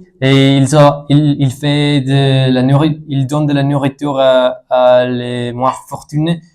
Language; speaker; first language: French; non-native, fluent; English